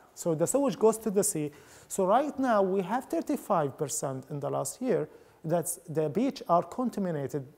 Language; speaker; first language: English; non-native, fluent; Arabic